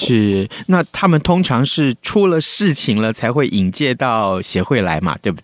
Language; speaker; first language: Chinese; native; Chinese